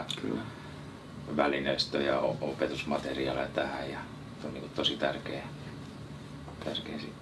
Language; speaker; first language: Finnish; native; Finnish